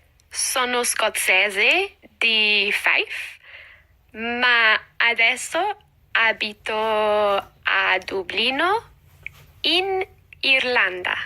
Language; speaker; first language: Italian; non-native, learner; English